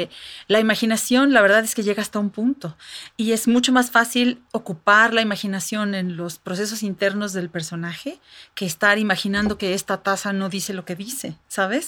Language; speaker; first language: Spanish; native; Spanish